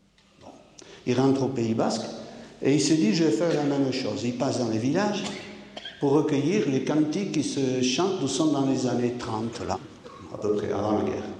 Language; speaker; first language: French; native; French